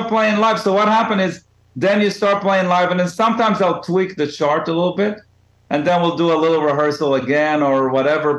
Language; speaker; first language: English; non-native, fluent; Hebrew